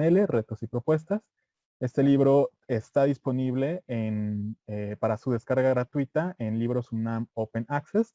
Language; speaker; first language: Spanish; native; Spanish